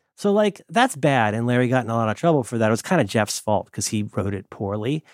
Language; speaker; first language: English; native; English